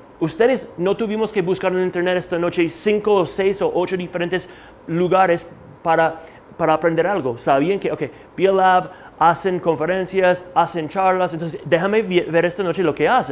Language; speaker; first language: Spanish; non-native, fluent; English